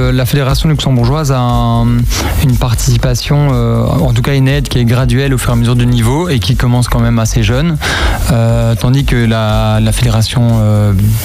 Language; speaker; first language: French; native; French